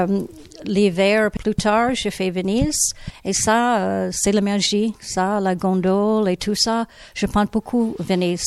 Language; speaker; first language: French; non-native, learner; English